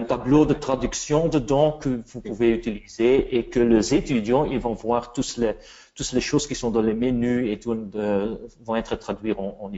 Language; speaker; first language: French; non-native, fluent; Dutch